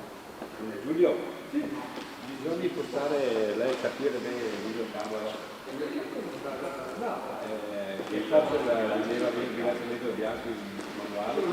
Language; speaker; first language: Italian; native; Italian